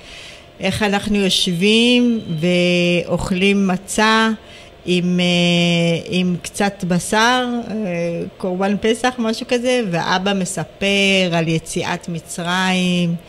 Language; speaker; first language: Hebrew; early bilingual, other home language; Amharic